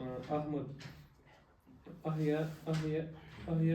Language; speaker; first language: Arabic; non-native, learner; Urdu